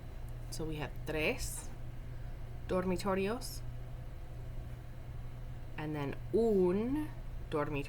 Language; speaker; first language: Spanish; non-native, fluent; English